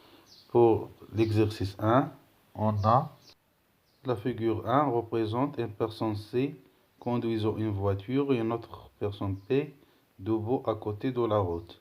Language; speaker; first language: French; non-native, local second language; Arabic